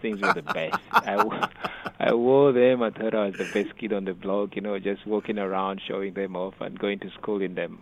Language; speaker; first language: English; non-native, local second language; Ganda